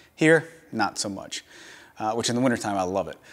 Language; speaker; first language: English; native; English